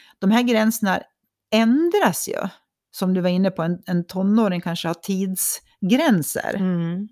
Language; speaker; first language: Swedish; native; Swedish